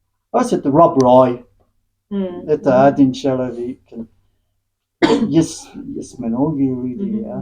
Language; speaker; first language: Russian; non-native, learner; English